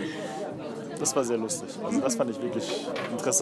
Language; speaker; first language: German; native; German